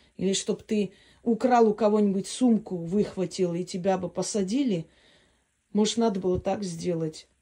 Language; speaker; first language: Russian; non-native, local second language; Armenian